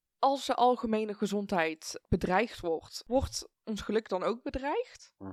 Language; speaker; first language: Dutch; early bilingual, other home language; Persian